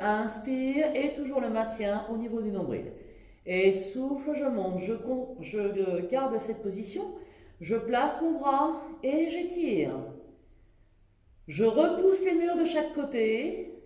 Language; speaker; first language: French; native; French